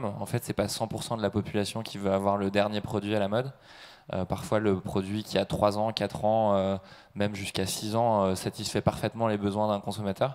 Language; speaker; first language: French; native; French